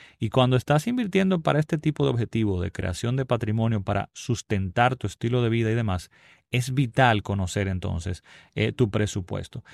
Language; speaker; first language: Spanish; native; Spanish